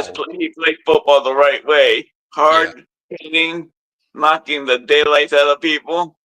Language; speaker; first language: English; native; English